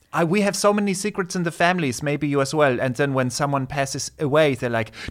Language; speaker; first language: English; non-native, fluent; German